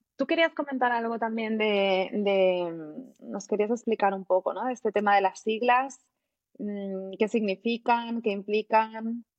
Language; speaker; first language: Spanish; native; Spanish